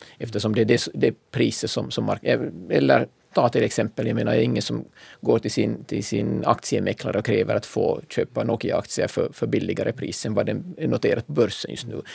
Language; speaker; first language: Swedish; native; Swedish